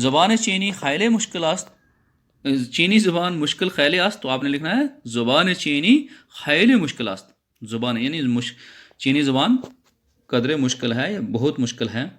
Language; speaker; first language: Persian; non-native, fluent; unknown